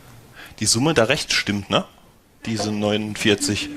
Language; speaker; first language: German; native; German